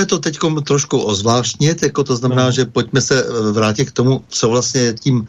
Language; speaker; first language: Czech; native; Czech